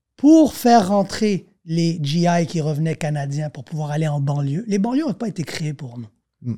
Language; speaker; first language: French; native; French